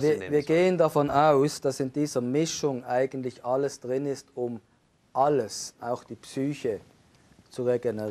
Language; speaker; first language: German; native; German